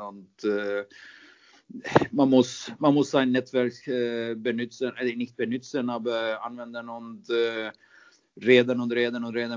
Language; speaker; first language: German; non-native, fluent; Swedish